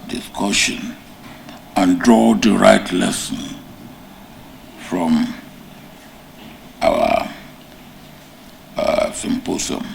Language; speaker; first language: English; non-native, local second language; Yoruba